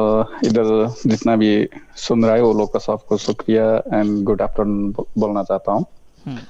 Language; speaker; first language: Hindi; non-native, learner; Nepali